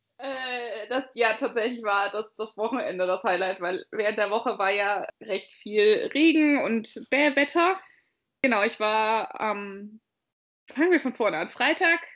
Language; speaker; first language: German; native; German